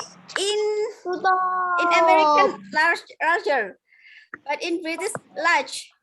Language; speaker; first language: English; non-native, local second language; Indonesian